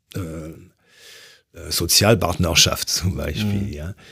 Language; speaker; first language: German; non-native, fluent; French